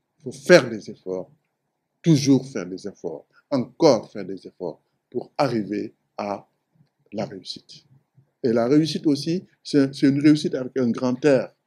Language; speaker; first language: French; non-native, local second language; Wolof